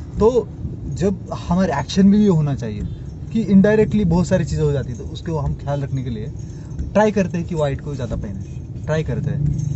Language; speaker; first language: Hindi; non-native, local second language; Marathi